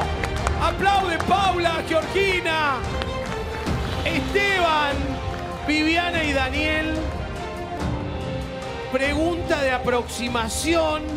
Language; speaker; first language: Spanish; native; Spanish